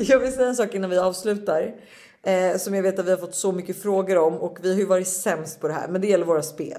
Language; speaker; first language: Swedish; native; Swedish